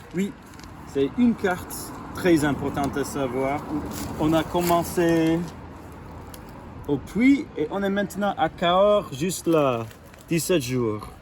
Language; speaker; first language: French; non-native, fluent; English